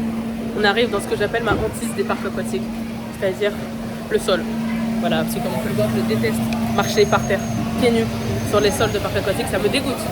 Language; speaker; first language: French; native; French